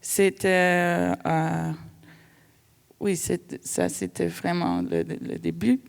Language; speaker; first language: French; non-native, fluent; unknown